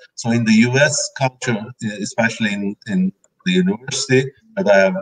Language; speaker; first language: English; non-native, fluent; Turkish